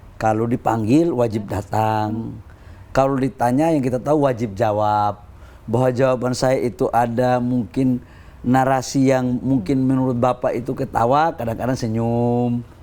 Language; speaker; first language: Indonesian; native; Indonesian